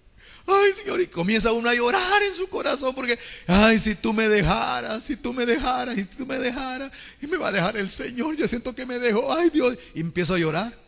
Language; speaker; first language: Spanish; native; Spanish